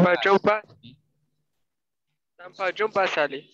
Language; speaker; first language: Indonesian; non-native, learner; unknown